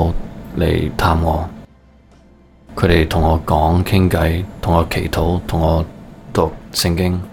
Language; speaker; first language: Cantonese; early bilingual, heritage; Cantonese